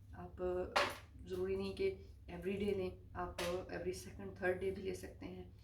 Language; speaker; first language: Urdu; non-native, local second language; Punjabi